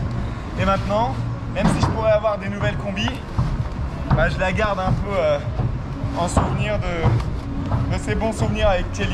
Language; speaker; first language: French; native; French